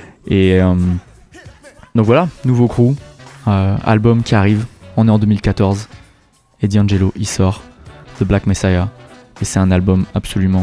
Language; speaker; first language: French; native; French